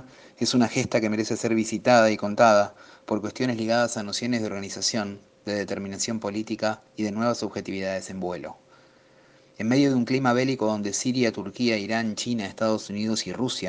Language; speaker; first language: Spanish; native; Spanish